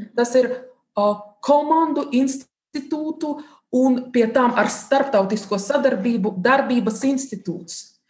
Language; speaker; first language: Latvian; non-native, fluent; Russian